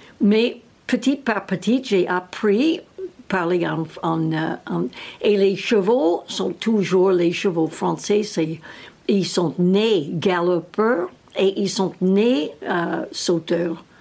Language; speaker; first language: French; non-native, fluent; English